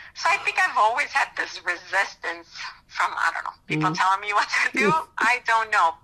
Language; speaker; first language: English; non-native, fluent; Romanian